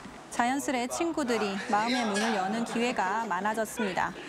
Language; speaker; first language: Korean; native; Korean